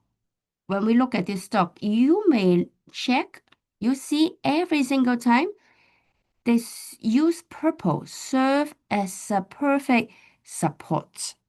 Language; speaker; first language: English; non-native, fluent; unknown